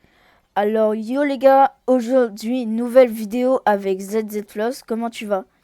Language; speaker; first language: French; native; French